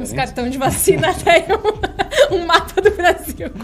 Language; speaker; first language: Portuguese; native; Portuguese